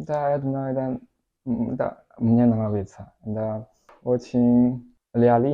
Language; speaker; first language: Russian; non-native, learner; Chinese